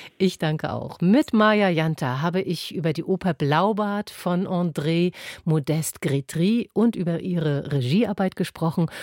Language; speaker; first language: German; native; German